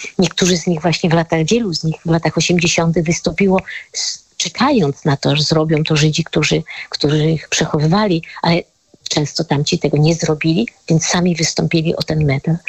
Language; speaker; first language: Polish; native; Polish